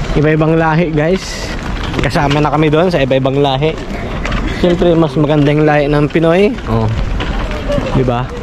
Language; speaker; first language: Filipino; native; Filipino